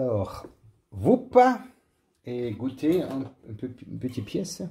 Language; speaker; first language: French; non-native, learner; German